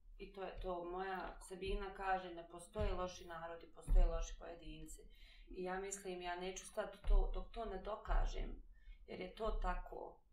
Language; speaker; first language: Bosnian; native; Bosnian